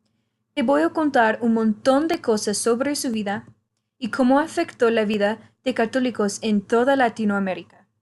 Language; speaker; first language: Spanish; non-native, learner; English